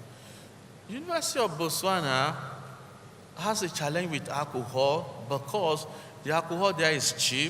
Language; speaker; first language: English; non-native, local second language; Yoruba